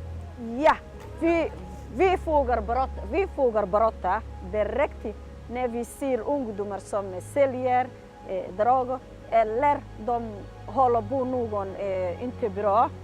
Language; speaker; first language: Swedish; non-native, learner; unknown